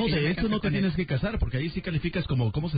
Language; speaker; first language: Spanish; native; Spanish